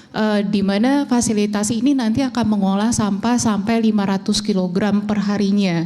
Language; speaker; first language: Indonesian; native; Indonesian